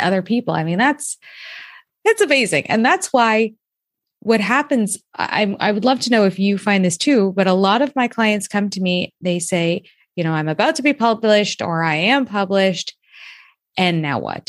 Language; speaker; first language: English; native; English